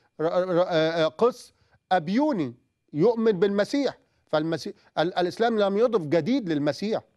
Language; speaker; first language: Arabic; native; Arabic